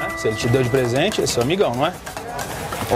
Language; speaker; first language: Portuguese; native; Portuguese